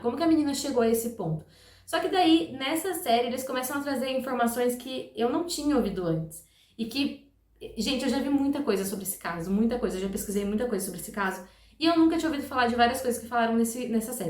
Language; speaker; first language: Portuguese; native; Portuguese